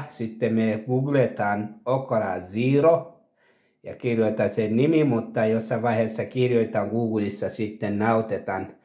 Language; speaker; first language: Finnish; non-native, learner; Tigrinya